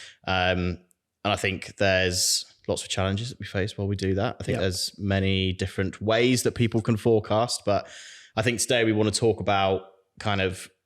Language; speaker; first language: English; native; English